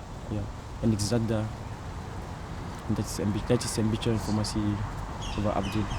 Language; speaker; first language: Dutch; non-native, learner; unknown